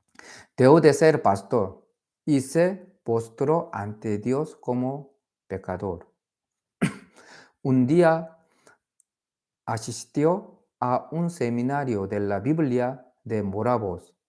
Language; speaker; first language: Spanish; non-native, fluent; Korean